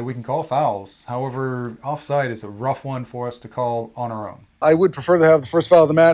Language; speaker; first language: English; native; English